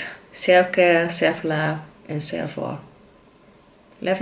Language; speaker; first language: English; non-native, learner; Indonesian